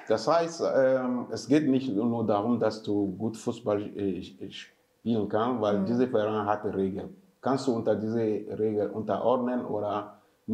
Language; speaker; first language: German; non-native, fluent; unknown